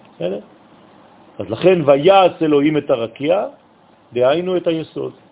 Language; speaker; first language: Hebrew; non-native, fluent; French